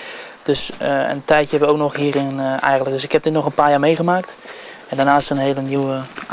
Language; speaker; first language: Dutch; native; Dutch